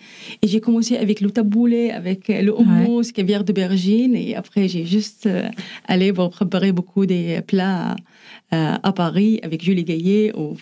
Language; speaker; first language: French; non-native, learner; Arabic